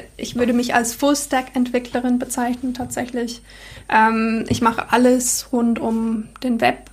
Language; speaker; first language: German; non-native, fluent; English